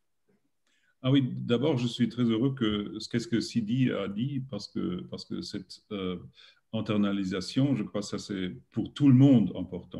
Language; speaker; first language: French; non-native, learner; German